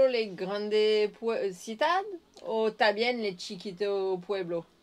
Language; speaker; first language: Spanish; non-native, learner; French